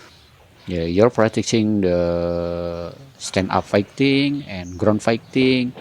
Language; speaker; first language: English; non-native, learner; Indonesian